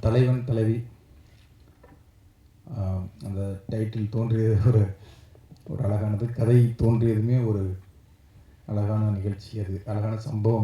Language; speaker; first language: Tamil; native; Tamil